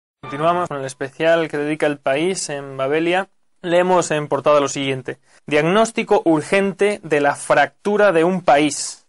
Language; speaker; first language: Spanish; native; Spanish